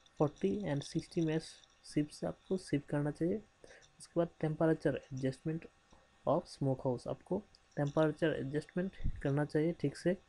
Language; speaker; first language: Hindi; non-native, local second language; Bangla